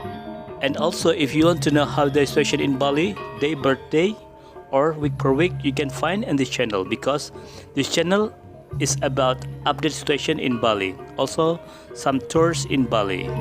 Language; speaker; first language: English; non-native, local second language; Indonesian